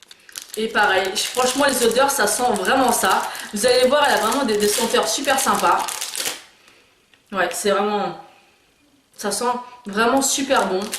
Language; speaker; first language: French; native; French